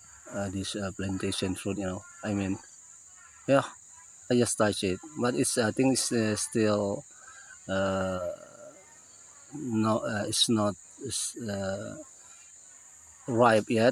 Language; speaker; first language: English; non-native, learner; Indonesian